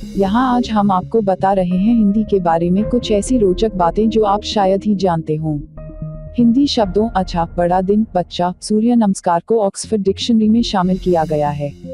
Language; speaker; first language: Hindi; native; Hindi